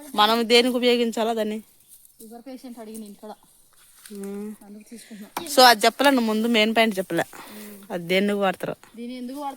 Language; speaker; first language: Telugu; native; Telugu